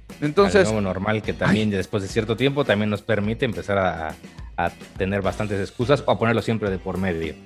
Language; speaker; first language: Spanish; native; Spanish